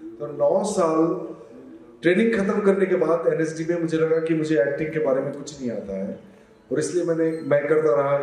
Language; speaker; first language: Hindi; non-native, local second language; Assamese